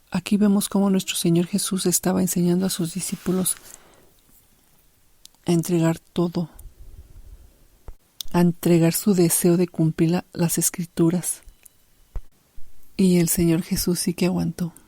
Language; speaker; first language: Spanish; native; Spanish